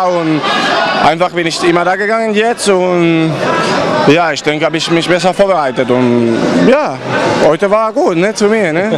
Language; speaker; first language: German; non-native, learner; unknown